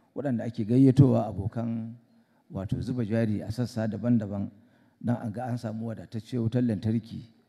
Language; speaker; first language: Hausa; native; Hausa